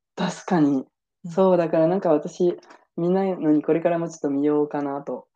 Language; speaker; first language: Japanese; non-native, fluent; French